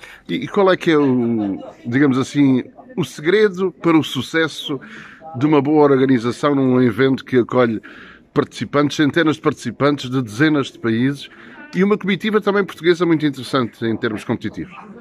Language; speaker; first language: Portuguese; native; Portuguese